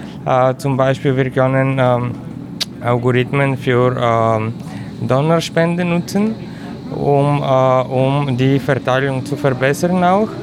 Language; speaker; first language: German; non-native, learner; Bulgarian